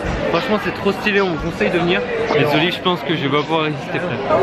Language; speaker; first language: French; native; French